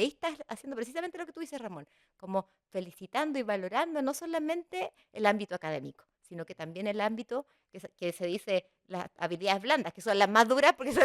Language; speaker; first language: Spanish; native; Spanish